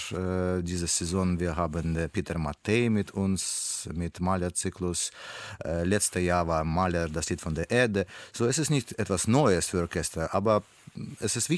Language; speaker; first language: German; non-native, learner; Russian